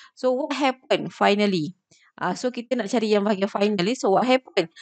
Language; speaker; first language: English; non-native, local second language; Malay